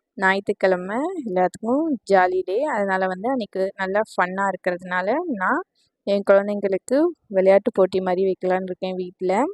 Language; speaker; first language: Tamil; non-native, local second language; Urdu